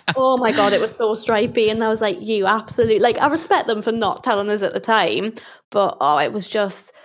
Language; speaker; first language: English; native; English